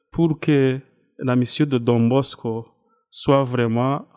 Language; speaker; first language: French; non-native, local second language; Kinyarwanda